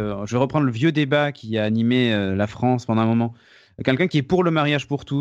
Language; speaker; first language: French; native; French